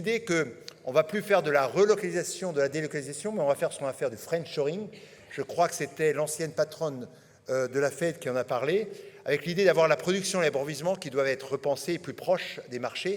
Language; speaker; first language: French; native; French